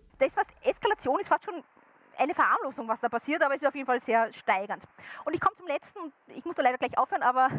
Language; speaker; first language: German; native; German